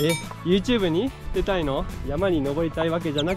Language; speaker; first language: Japanese; native; Japanese